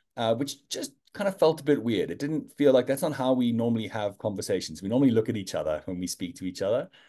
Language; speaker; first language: English; native; English